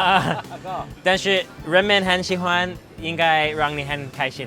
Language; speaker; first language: Chinese; non-native, learner; English